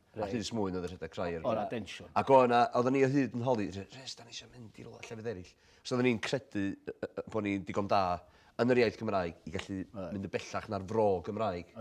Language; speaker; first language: Welsh; native; Welsh